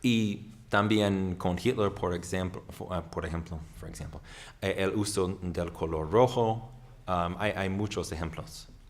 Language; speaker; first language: Spanish; non-native, fluent; English